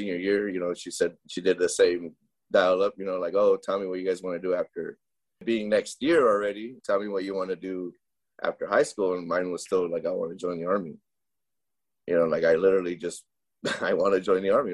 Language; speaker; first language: English; early bilingual, other home language; Spanish